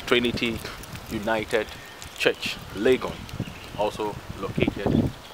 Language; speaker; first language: English; non-native, local second language; Akan